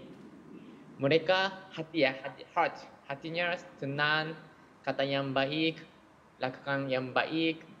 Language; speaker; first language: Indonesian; non-native, learner; Japanese